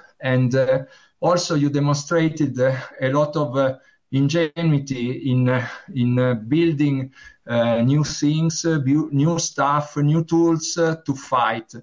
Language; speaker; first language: English; non-native, learner; Italian